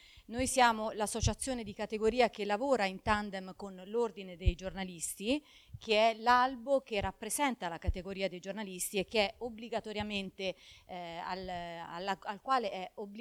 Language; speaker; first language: Italian; native; Italian